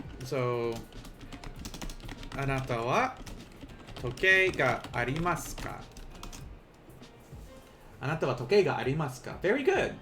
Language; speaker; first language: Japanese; non-native, learner; English